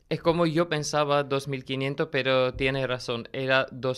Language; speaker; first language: Spanish; non-native, learner; Armenian